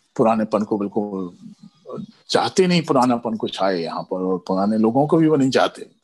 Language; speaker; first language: Hindi; early bilingual, other home language; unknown